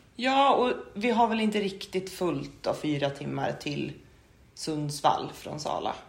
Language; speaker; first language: Swedish; native; Swedish